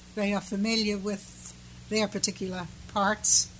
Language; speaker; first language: English; early bilingual, other home language; Finnish